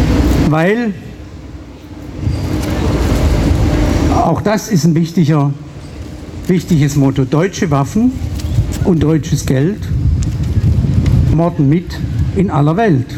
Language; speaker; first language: German; native; German